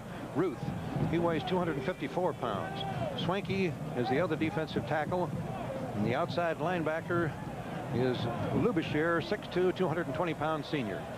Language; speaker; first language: English; native; English